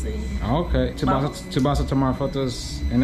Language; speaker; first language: Spanish; non-native, learner; English